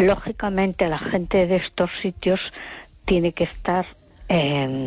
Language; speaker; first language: Spanish; native; Spanish